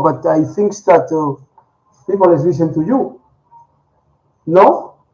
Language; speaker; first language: English; non-native, learner; Spanish